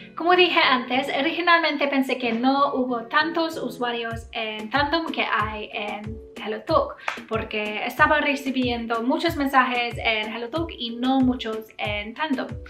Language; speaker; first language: Spanish; non-native, learner; English